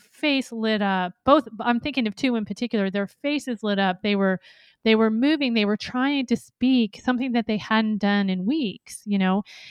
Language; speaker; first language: English; native; English